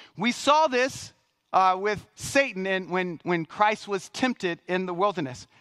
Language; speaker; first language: English; native; English